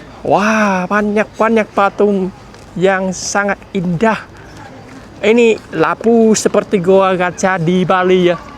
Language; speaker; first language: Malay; non-native, fluent; Vietnamese